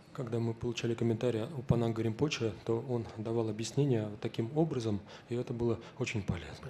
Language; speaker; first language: Russian; native; Russian